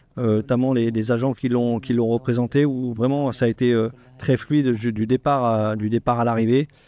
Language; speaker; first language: French; native; French